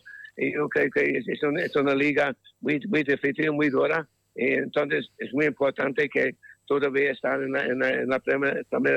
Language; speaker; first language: Spanish; non-native, learner; English